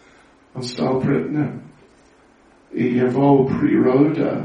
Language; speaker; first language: Russian; non-native, learner; English